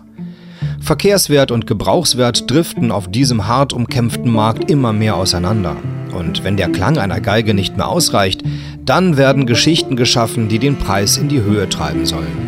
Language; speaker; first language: German; native; German